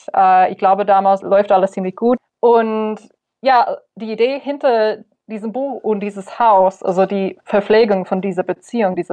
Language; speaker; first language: German; non-native, fluent; English